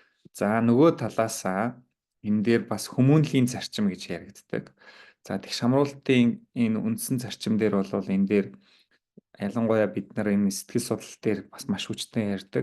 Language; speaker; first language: Mongolian; native; Mongolian